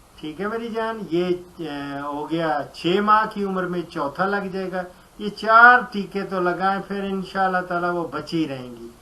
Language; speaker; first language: Urdu; non-native, local second language; Punjabi